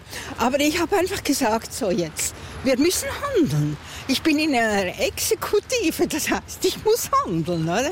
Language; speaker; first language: German; native; German